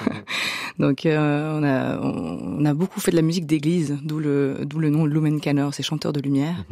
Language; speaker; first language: French; native; French